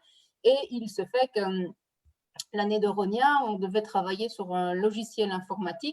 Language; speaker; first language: French; native; French